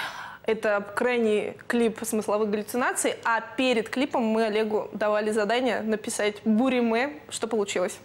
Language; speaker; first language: Russian; native; Russian